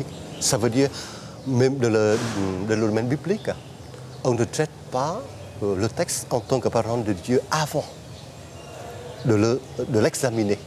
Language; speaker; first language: French; non-native, fluent; Vietnamese